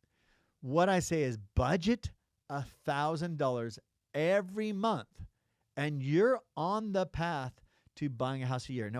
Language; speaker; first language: English; native; English